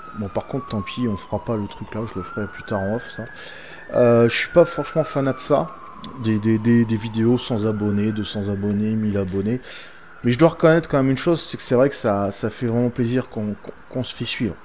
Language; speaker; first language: French; native; French